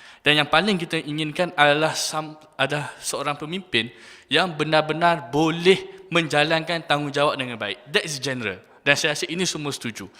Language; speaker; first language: Malay; native; Malay